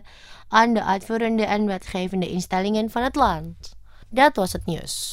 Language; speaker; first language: Dutch; non-native, fluent; Indonesian